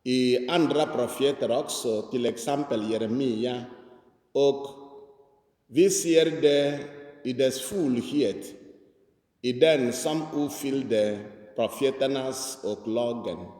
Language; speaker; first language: Swedish; non-native, fluent; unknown